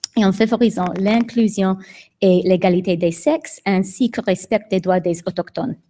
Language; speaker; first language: French; non-native, fluent; English